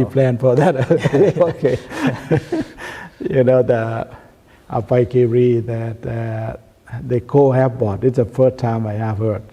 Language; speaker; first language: English; non-native, learner; Thai